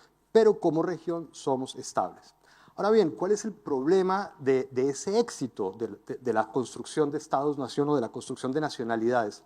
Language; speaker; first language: Spanish; native; Spanish